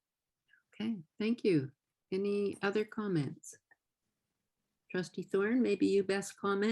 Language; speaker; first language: English; native; English